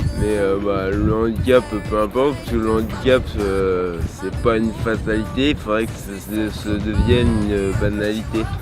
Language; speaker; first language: French; native; French